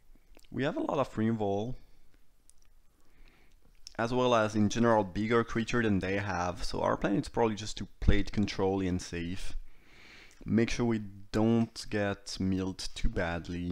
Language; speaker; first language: English; non-native, fluent; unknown